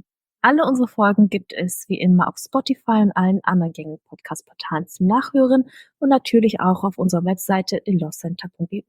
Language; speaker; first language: German; native; German